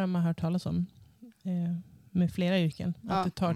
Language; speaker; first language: Swedish; native; Swedish